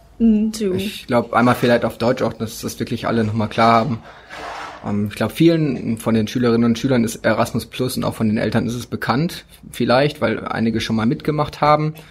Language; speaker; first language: German; native; German